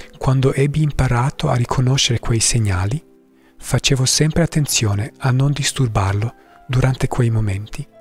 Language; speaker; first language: Italian; non-native, fluent; English